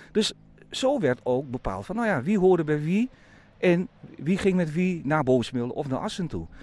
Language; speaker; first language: Dutch; native; Dutch